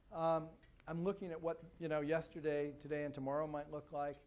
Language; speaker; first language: English; native; English